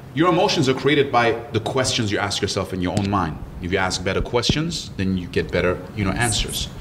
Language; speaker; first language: English; early bilingual, other home language; French